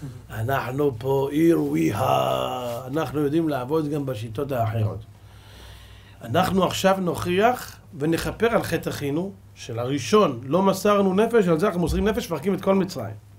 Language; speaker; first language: Hebrew; native; Hebrew